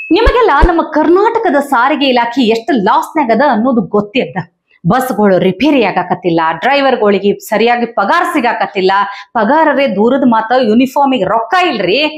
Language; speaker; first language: Kannada; native; Kannada